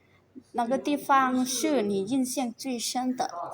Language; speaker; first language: Chinese; non-native, learner; Lao